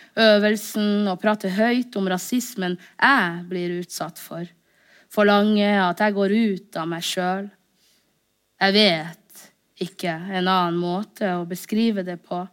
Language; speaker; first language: Norwegian; early bilingual, other home language; Somali